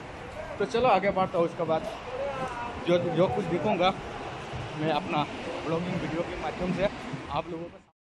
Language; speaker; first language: Hindi; non-native, local second language; Bangla